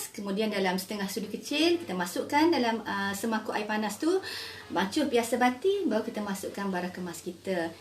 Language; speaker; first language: Malay; native; Malay